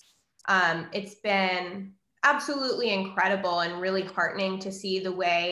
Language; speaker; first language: English; native; English